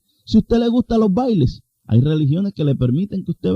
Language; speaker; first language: Spanish; native; Spanish